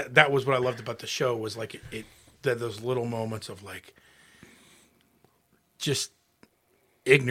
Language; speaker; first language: English; native; English